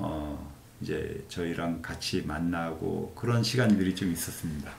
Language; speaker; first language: Korean; native; Korean